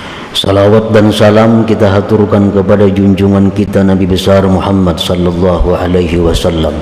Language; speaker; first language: Indonesian; non-native, local second language; Banjar